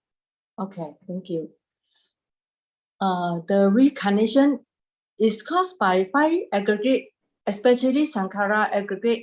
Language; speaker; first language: English; non-native, learner; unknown